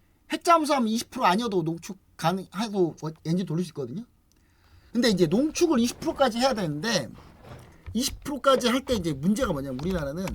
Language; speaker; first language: Korean; native; Korean